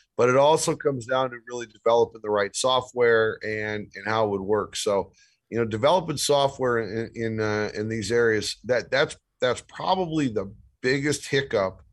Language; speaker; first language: English; native; English